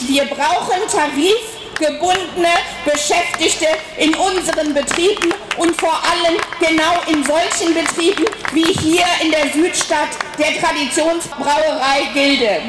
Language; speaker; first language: German; native; German